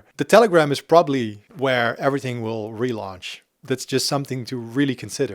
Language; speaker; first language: English; non-native, fluent; Dutch